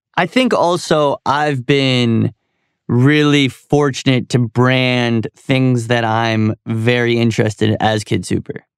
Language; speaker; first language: English; native; English